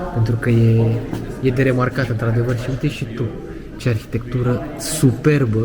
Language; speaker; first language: Romanian; native; Romanian